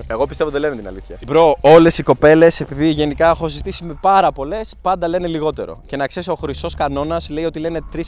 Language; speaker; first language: Greek; early bilingual, other home language; Albanian